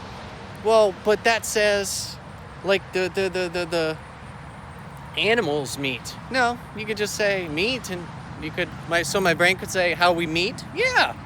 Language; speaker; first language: English; native; English